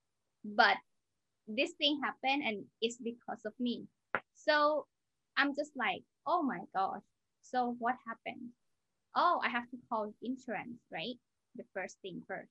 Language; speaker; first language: English; non-native, learner; Thai